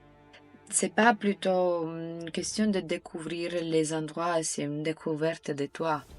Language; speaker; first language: French; non-native, fluent; Italian